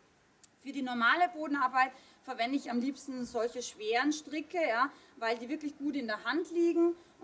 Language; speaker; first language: German; native; German